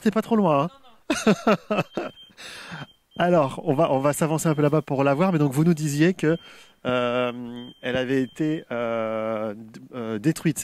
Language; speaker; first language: French; native; French